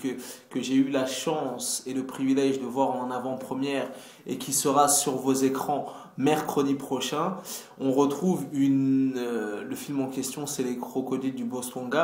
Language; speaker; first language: French; native; French